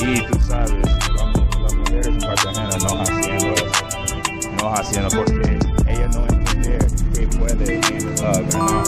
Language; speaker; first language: Spanish; non-native, learner; English